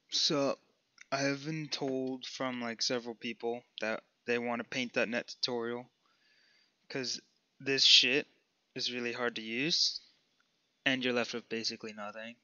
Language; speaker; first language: English; native; English